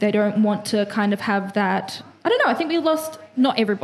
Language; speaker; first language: English; native; English